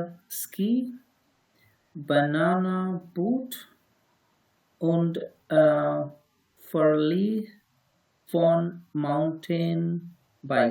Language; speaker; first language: German; non-native, learner; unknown